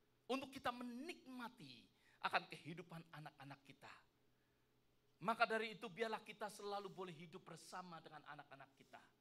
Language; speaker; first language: Indonesian; native; Indonesian